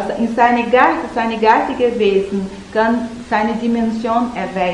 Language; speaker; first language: German; non-native, learner; Portuguese